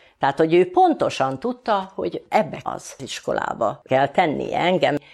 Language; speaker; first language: Hungarian; native; Hungarian